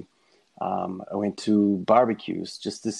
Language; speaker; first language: English; native; English